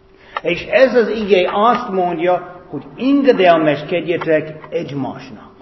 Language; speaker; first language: Hungarian; non-native, fluent; English